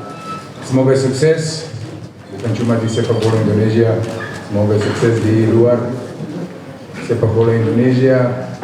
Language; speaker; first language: Indonesian; non-native, fluent; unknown